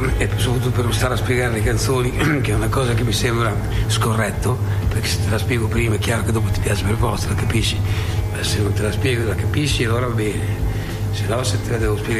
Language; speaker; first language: Italian; native; Italian